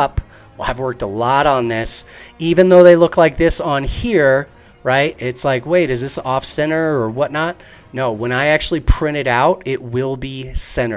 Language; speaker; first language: English; native; English